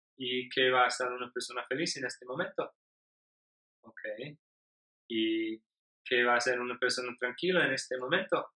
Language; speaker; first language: Spanish; non-native, learner; English